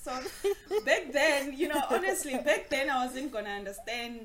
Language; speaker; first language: English; non-native, local second language; Venda